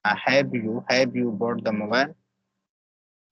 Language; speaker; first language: English; non-native, learner; Hindi